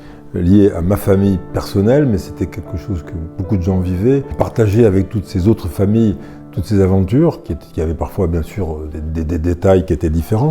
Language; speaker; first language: French; native; French